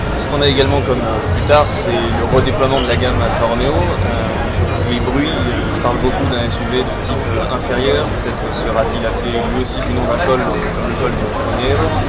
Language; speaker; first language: French; native; French